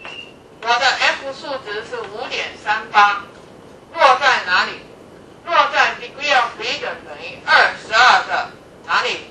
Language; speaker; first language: Chinese; native; Chinese